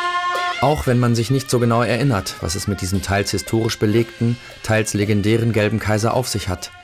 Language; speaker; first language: German; native; German